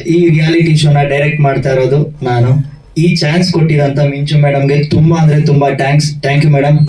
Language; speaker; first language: Kannada; native; Kannada